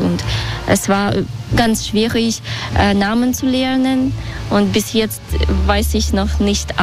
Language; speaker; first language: German; non-native, fluent; Belarusian